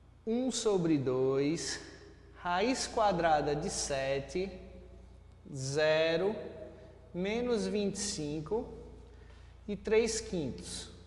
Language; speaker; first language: Portuguese; native; Portuguese